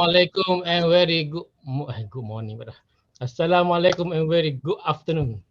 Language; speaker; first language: English; non-native, learner; Malay